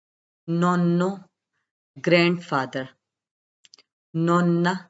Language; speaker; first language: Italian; non-native, fluent; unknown